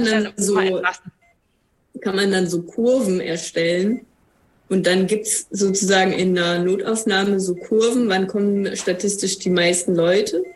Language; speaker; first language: German; native; German